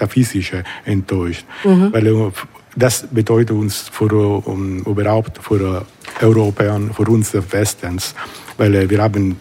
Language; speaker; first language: German; non-native, learner; Italian